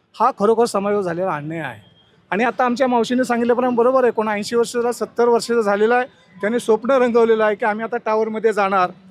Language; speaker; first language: Marathi; native; Marathi